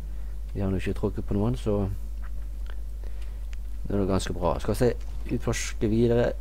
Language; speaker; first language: Norwegian; native; Norwegian